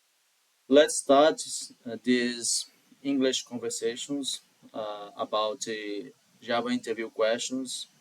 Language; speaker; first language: English; non-native, learner; Portuguese